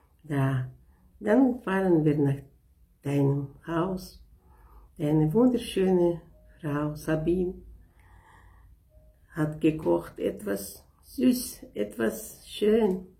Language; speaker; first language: German; non-native, learner; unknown